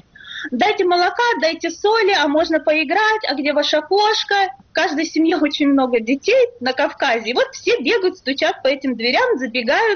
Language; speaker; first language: Russian; native; Russian